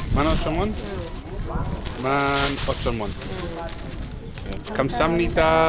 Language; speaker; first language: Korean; non-native, learner; English